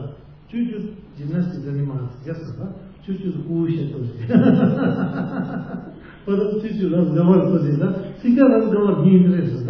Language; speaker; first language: Russian; non-native, learner; Tibetan